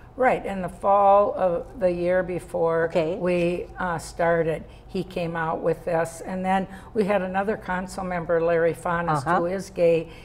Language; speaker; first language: English; native; English